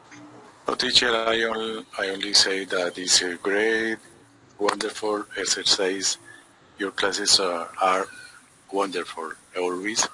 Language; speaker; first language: English; non-native, learner; Spanish